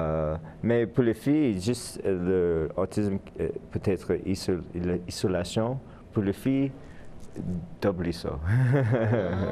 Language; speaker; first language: French; non-native, learner; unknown